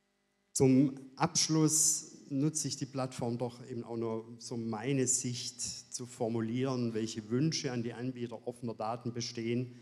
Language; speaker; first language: German; native; German